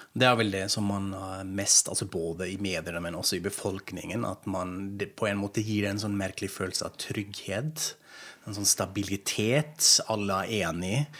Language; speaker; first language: Norwegian; non-native, fluent; German